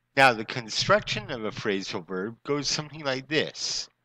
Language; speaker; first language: English; native; English